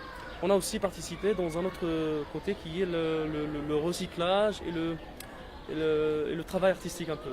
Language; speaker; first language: French; non-native, local second language; Arabic